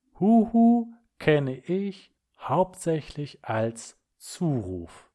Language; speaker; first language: German; native; German